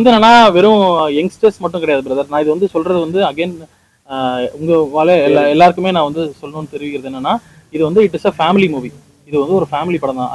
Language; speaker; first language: Tamil; native; Tamil